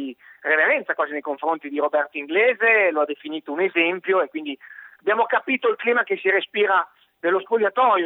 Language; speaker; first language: Italian; native; Italian